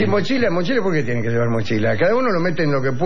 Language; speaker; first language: Spanish; native; Spanish